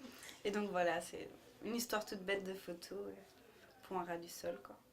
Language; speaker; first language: French; native; French